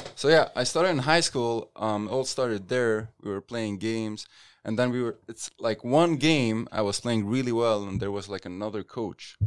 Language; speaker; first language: English; non-native, fluent; Arabic